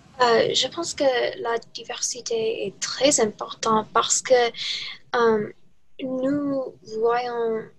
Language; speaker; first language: French; non-native, learner; English